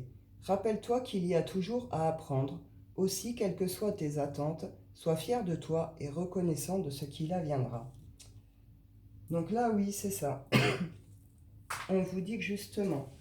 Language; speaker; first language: French; native; French